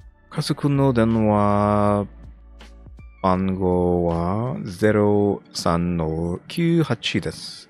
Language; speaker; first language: Japanese; non-native, learner; English